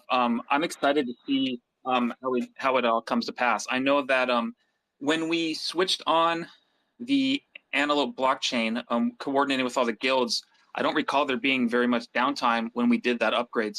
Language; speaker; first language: English; native; English